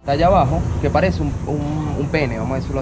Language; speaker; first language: Spanish; native; Spanish